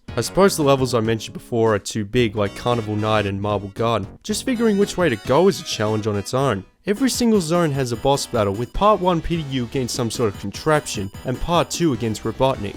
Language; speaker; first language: English; native; English